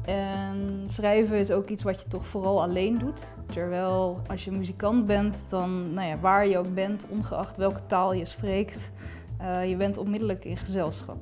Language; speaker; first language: Dutch; native; Dutch